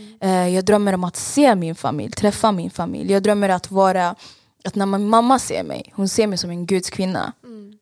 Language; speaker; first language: Swedish; non-native, fluent; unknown